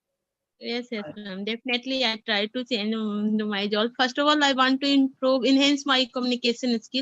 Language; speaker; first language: English; non-native, learner; Hindi